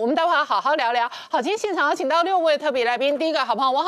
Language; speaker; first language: Chinese; native; Chinese